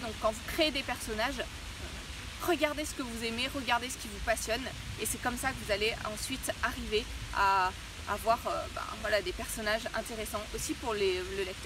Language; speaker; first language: French; native; French